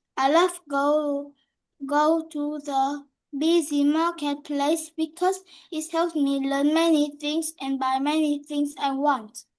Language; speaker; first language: English; non-native, learner; Vietnamese